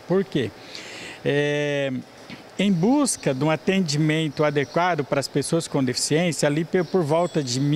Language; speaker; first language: Portuguese; native; Portuguese